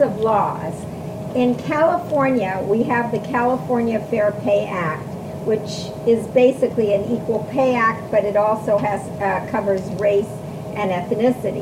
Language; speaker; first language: English; native; English